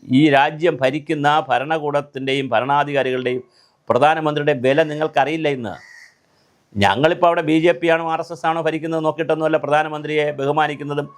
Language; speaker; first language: Malayalam; native; Malayalam